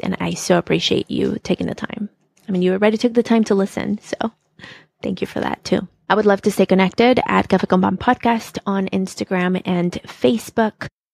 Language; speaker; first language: English; early bilingual, other home language; Spanish